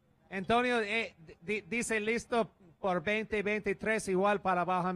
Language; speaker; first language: Spanish; non-native, learner; English